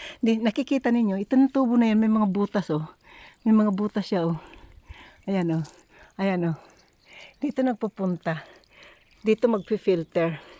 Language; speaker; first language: Filipino; native; Filipino